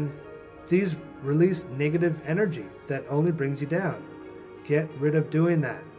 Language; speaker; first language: English; native; English